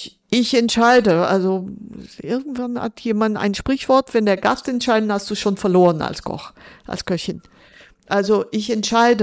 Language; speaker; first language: German; non-native, fluent; Portuguese